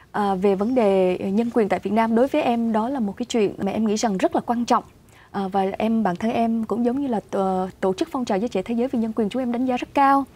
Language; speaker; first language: Vietnamese; early bilingual, heritage; Vietnamese